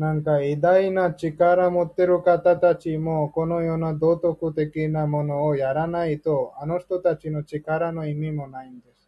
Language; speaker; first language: Japanese; non-native, learner; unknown